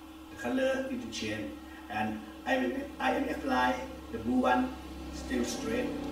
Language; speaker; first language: English; non-native, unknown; Thai